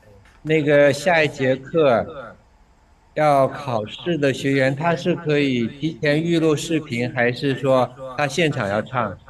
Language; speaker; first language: Chinese; native; Chinese